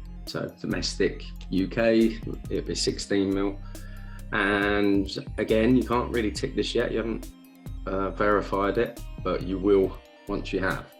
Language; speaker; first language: English; native; English